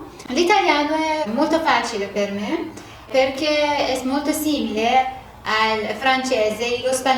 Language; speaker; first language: Italian; non-native, learner; Arabic